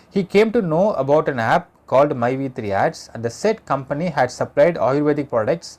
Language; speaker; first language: English; non-native, local second language; Tamil